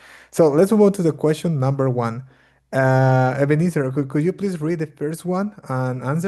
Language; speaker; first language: English; non-native, fluent; Spanish